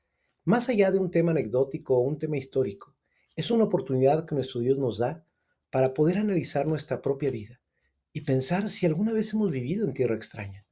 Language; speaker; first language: Spanish; native; Spanish